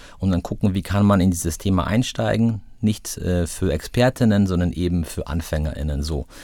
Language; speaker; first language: German; early bilingual, other home language; Polish